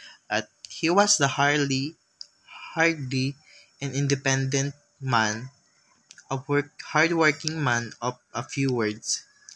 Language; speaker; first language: English; non-native, local second language; Filipino